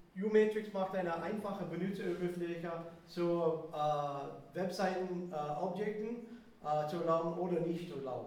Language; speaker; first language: German; non-native, fluent; English